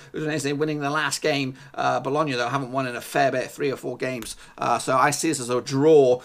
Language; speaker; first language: English; native; English